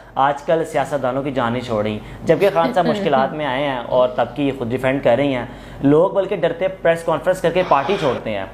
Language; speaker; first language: Urdu; non-native, local second language; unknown